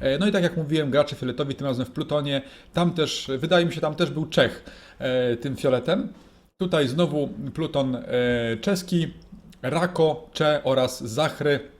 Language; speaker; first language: Polish; native; Polish